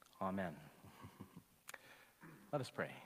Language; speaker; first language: English; native; English